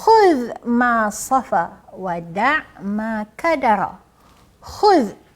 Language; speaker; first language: Arabic; non-native, fluent; Malay